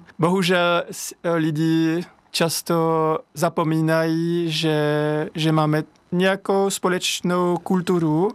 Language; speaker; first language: Czech; non-native, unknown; French